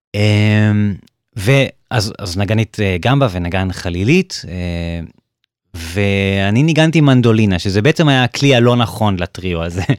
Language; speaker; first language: Hebrew; native; Hebrew